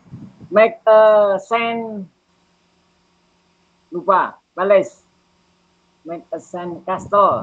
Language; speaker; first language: English; non-native, learner; Indonesian